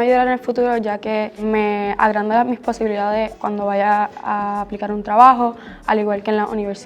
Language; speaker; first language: Spanish; native; Spanish